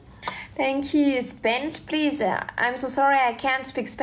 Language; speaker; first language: English; non-native, learner; Russian